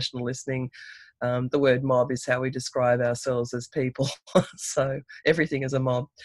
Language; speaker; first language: English; native; English